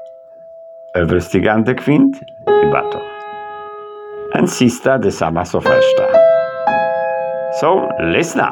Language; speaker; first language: Swedish; non-native, learner; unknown